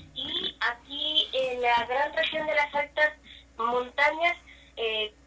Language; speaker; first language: Spanish; non-native, local second language; Nahuatl languages